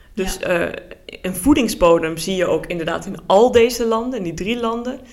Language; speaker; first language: Dutch; early bilingual, heritage; Dutch